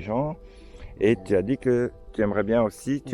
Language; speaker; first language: French; native; French